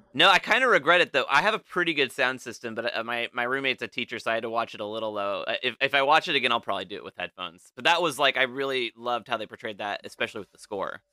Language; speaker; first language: English; native; English